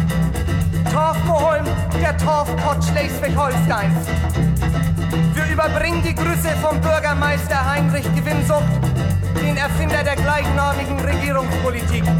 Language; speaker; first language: German; native; German